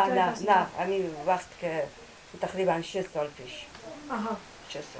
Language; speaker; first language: Persian; native; Persian